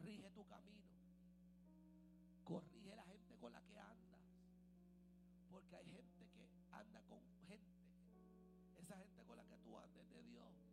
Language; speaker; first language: Spanish; native; Spanish